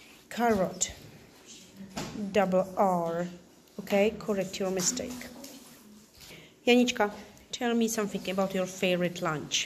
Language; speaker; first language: English; non-native, fluent; Czech